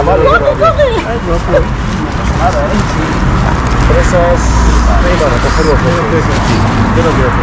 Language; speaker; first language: Spanish; non-native, fluent; Filipino